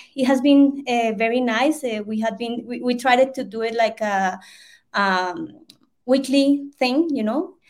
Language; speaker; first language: English; non-native, fluent; Spanish